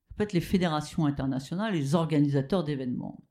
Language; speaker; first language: French; native; French